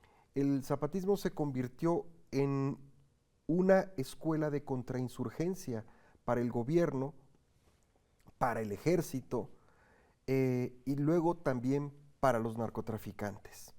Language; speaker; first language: Spanish; native; Spanish